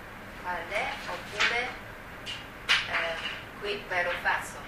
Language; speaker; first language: Italian; non-native, learner; Chinese